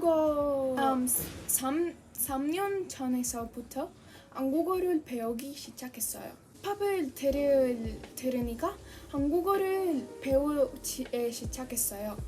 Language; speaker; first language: Korean; non-native, learner; Spanish